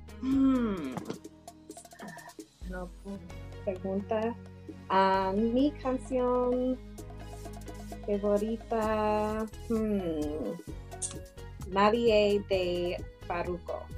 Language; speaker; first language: Spanish; early bilingual, heritage; English